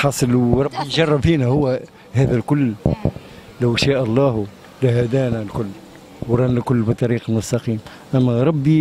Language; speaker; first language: Arabic; native; Arabic